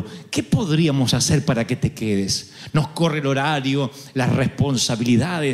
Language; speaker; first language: Spanish; native; Spanish